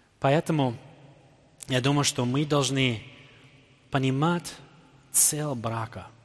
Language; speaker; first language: Russian; non-native, fluent; English